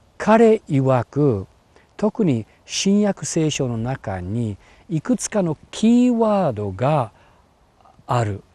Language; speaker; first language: Japanese; non-native, fluent; English